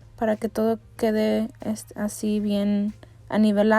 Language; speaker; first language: Spanish; native; Spanish